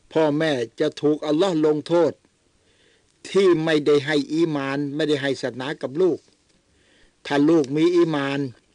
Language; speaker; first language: Thai; native; Thai